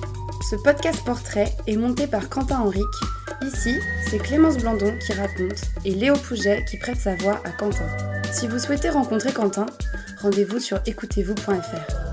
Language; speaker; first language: French; native; French